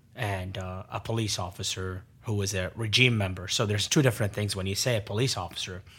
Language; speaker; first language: English; non-native, fluent; Arabic